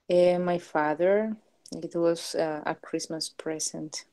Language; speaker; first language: English; non-native, learner; Spanish